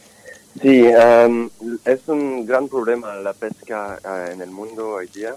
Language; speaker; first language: Spanish; non-native, fluent; French